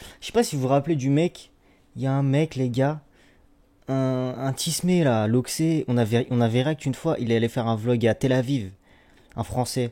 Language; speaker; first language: French; native; French